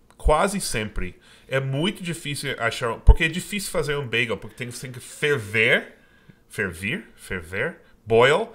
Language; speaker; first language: Portuguese; non-native, fluent; English